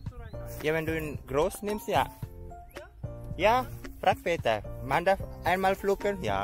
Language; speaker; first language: German; non-native, fluent; Indonesian